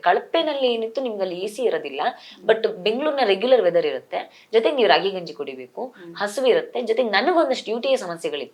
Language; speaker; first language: Kannada; native; Kannada